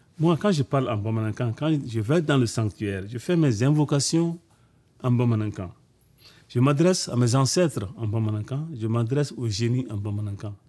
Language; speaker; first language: French; non-native, local second language; Bambara